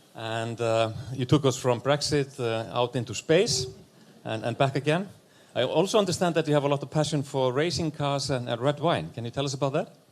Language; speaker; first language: English; non-native, fluent; Icelandic